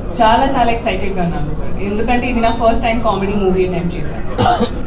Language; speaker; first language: Telugu; non-native, learner; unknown